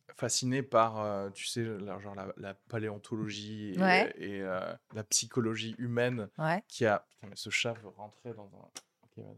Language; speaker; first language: French; native; French